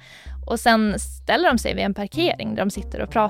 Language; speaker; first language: Swedish; native; Swedish